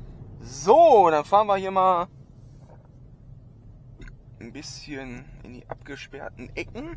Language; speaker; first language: German; native; German